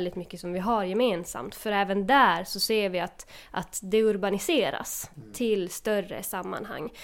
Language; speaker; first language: Swedish; native; Swedish